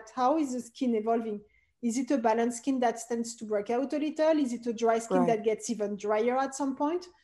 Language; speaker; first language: English; non-native, fluent; French